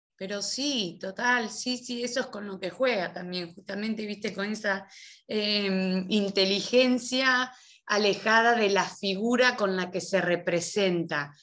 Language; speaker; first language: Spanish; native; Spanish